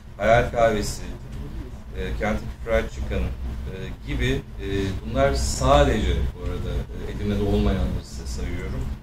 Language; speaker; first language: Turkish; native; Turkish